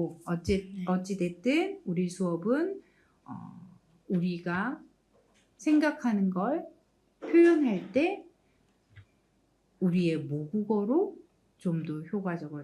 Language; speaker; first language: Korean; native; Korean